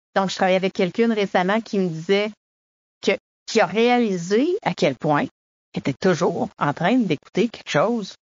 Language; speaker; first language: French; native; French